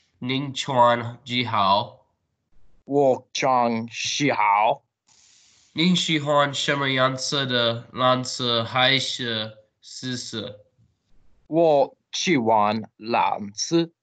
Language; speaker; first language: Chinese; non-native, learner; English